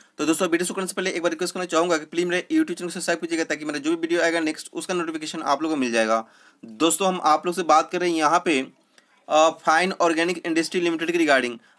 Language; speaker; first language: Hindi; native; Hindi